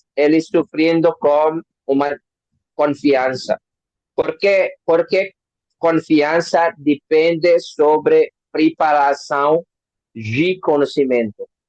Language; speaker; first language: Portuguese; non-native, learner; Hindi